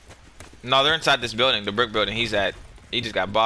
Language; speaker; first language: English; native; English